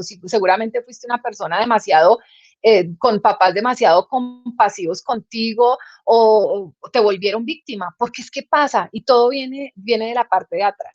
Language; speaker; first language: Spanish; native; Spanish